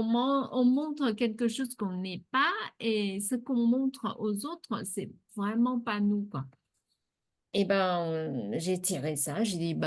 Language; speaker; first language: French; non-native, fluent; Vietnamese